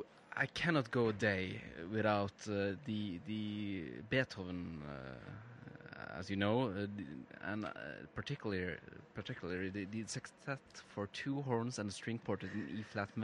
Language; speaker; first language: English; non-native, fluent; Norwegian